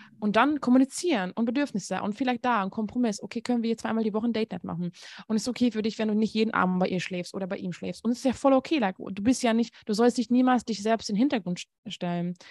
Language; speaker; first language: German; non-native, fluent; Hungarian